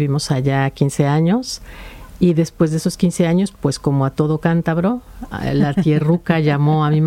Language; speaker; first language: Spanish; native; Spanish